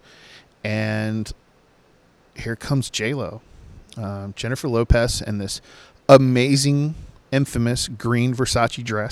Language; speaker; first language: English; native; English